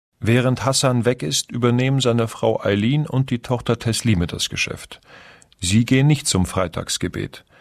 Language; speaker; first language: German; non-native, fluent; Persian